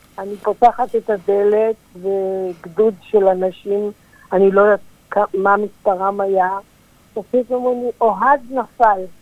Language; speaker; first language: Hebrew; early bilingual, other home language; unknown